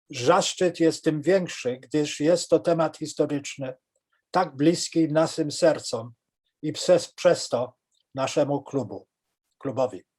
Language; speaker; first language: Polish; early bilingual, heritage; Polish